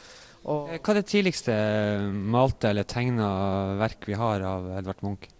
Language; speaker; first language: Norwegian; native; Norwegian